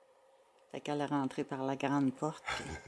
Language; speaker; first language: French; native; French